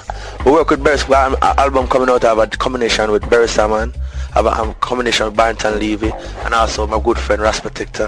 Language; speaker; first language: English; non-native, local second language; Jamaican Creole English